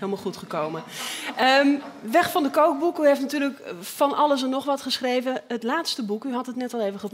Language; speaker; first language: Dutch; native; Dutch